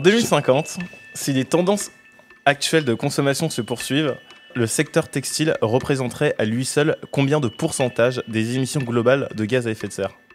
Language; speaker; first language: French; native; French